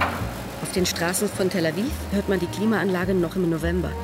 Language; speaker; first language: German; native; German